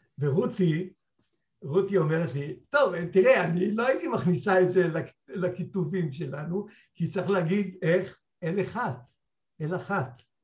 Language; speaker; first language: Hebrew; native; Hebrew